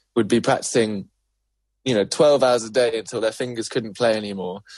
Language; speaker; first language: English; native; English